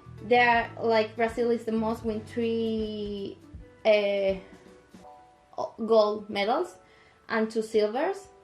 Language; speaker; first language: English; non-native, local second language; Spanish